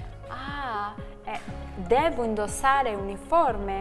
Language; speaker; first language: Italian; non-native, learner; Spanish